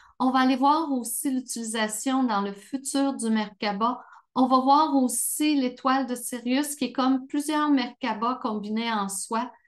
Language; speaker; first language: French; native; French